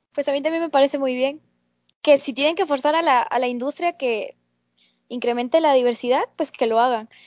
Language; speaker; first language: Spanish; native; Spanish